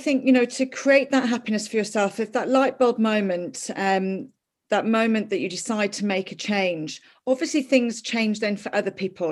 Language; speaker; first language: English; native; English